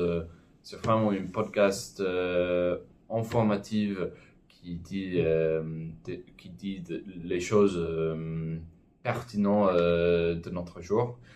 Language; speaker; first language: French; non-native, fluent; English